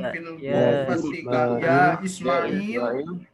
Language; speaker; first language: Arabic; non-native, learner; Indonesian